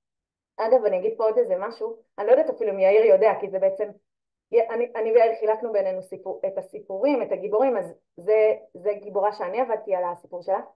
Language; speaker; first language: Hebrew; native; Hebrew